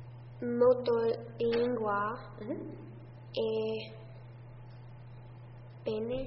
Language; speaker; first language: Italian; non-native, learner; English